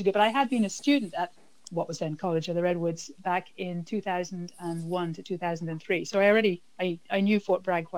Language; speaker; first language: English; native; English